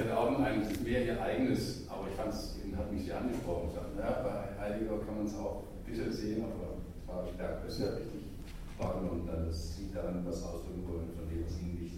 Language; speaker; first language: German; native; German